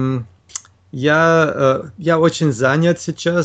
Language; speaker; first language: Russian; non-native, learner; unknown